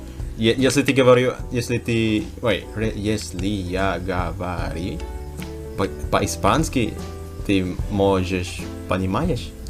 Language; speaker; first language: Russian; non-native, learner; Indonesian